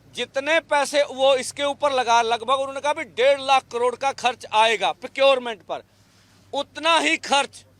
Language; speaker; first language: Hindi; non-native, local second language; Punjabi